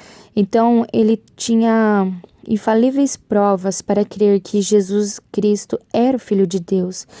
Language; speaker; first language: Portuguese; native; Portuguese